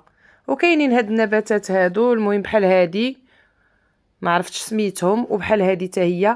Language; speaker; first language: Arabic; native; Arabic